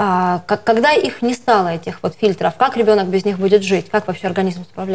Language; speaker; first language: Russian; native; Russian